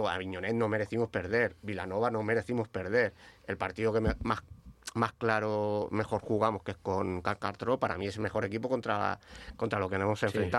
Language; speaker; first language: Spanish; native; Spanish